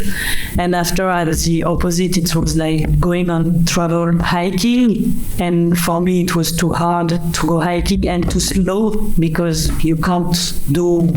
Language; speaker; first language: English; non-native, fluent; French